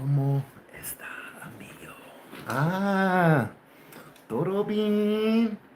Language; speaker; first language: Spanish; non-native, learner; English